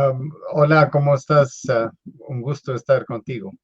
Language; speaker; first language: Spanish; non-native, fluent; English